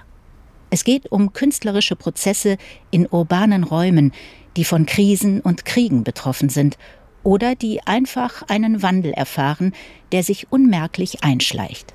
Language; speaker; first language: German; native; German